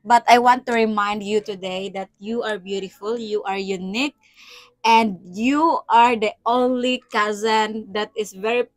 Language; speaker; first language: English; non-native, local second language; Cebuano